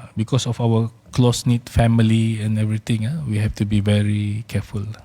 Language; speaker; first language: English; non-native, local second language; Malay